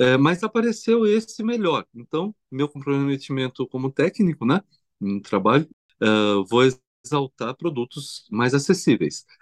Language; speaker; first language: Portuguese; early bilingual, other home language; Korean